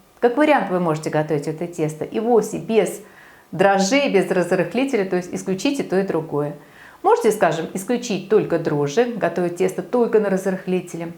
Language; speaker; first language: Russian; native; Russian